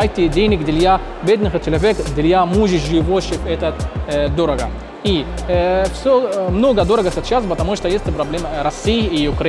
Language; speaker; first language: Russian; non-native, learner; Arabic